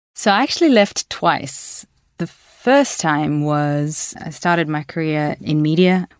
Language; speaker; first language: English; early bilingual, other home language; Russian